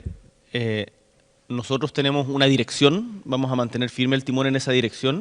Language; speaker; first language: Spanish; native; Spanish